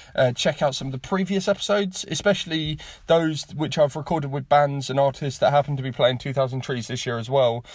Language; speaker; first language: English; native; English